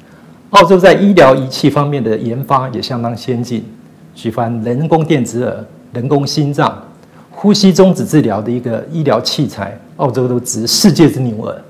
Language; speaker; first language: Chinese; native; Chinese